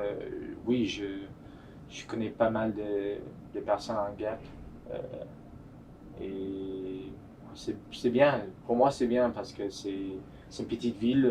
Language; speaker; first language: French; non-native, fluent; English